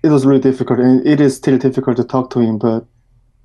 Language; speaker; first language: English; non-native, fluent; Korean